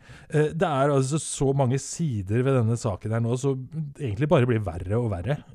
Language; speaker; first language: Norwegian; native; Norwegian